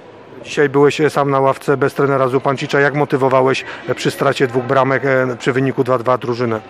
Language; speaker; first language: Polish; native; Polish